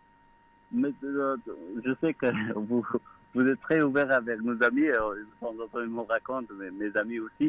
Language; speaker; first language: French; non-native, fluent; Persian